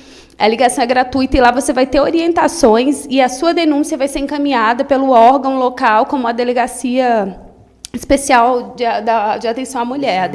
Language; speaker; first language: Portuguese; native; Portuguese